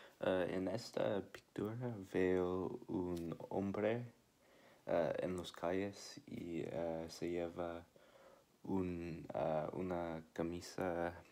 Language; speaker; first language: Spanish; non-native, learner; English